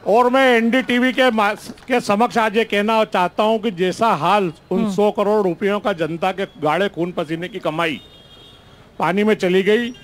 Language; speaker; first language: Hindi; native; Hindi